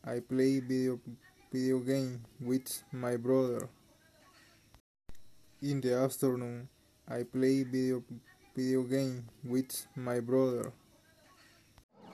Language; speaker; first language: English; non-native, learner; Spanish